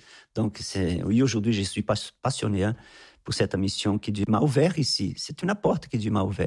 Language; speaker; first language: French; non-native, fluent; Portuguese